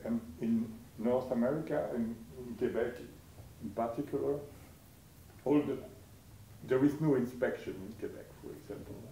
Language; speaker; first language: English; non-native, fluent; French